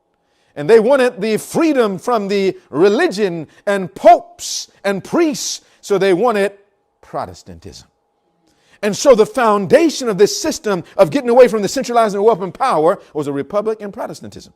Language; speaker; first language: English; native; English